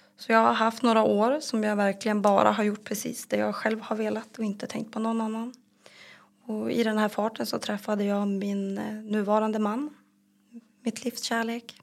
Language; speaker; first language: Swedish; native; Swedish